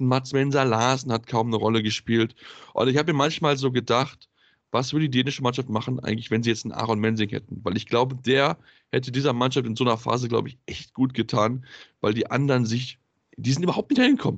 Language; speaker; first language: German; native; German